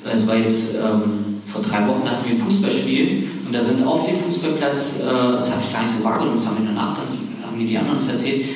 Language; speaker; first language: German; native; German